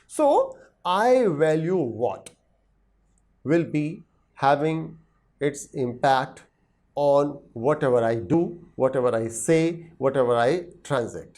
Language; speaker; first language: English; non-native, local second language; Hindi